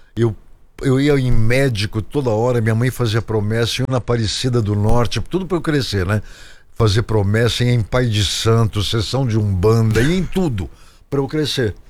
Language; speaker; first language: Portuguese; native; Portuguese